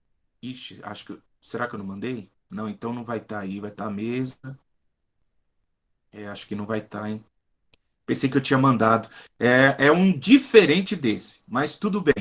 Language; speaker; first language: Portuguese; native; Portuguese